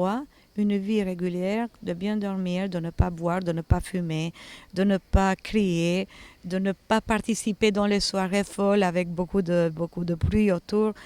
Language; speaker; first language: French; non-native, fluent; Albanian